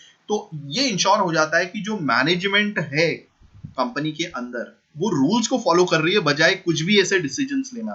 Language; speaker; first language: Hindi; native; Hindi